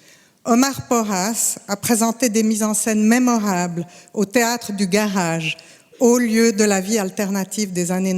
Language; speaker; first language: French; native; French